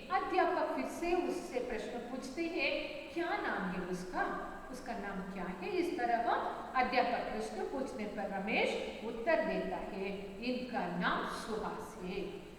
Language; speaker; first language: Hindi; non-native, local second language; Kannada